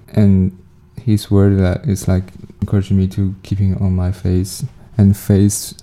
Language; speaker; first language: English; non-native, learner; Chinese